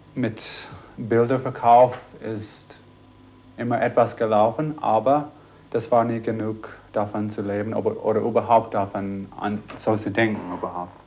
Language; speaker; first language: German; non-native, fluent; English